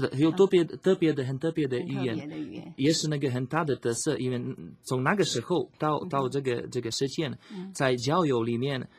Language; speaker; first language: Chinese; non-native, learner; Slovak